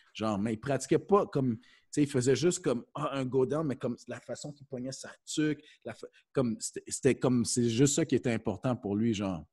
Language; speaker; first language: French; early bilingual, heritage; French